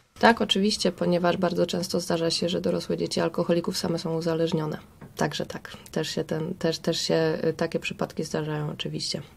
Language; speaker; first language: Polish; native; Polish